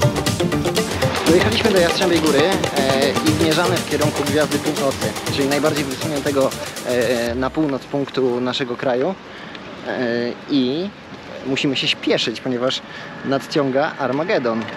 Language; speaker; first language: Polish; native; Polish